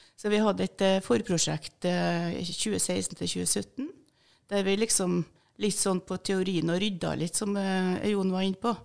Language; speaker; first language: Norwegian; native; Norwegian